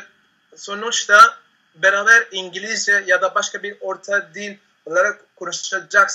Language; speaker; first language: Turkish; non-native, fluent; Spanish